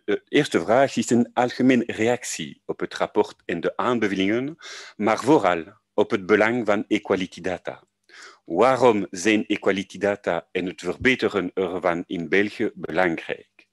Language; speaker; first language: Dutch; non-native, learner; French